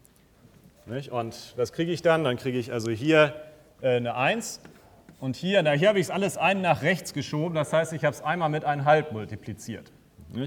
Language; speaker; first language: German; native; German